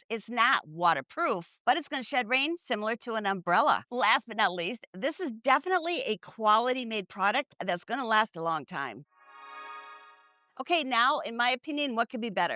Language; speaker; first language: English; native; English